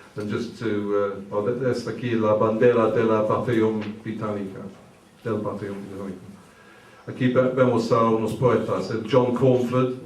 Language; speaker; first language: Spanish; early bilingual, heritage; English